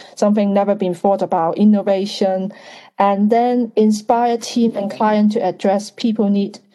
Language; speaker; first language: English; non-native, fluent; Bulgarian